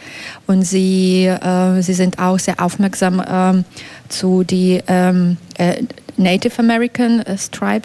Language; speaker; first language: German; non-native, fluent; Belarusian